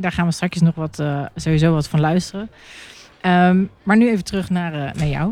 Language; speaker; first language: Dutch; early bilingual, heritage; Dutch